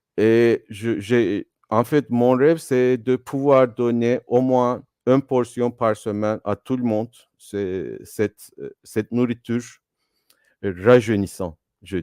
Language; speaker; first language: French; non-native, fluent; Turkish